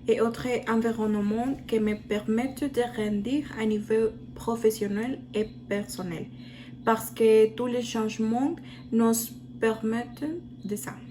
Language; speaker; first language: French; non-native, learner; Spanish